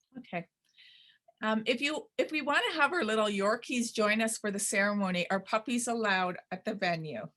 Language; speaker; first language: English; native; English